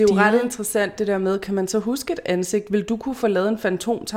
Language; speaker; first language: Danish; native; Danish